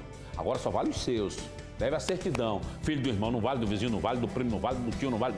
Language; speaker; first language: Portuguese; native; Portuguese